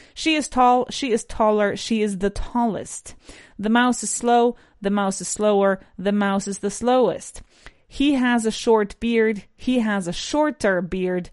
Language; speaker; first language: English; non-native, fluent; Spanish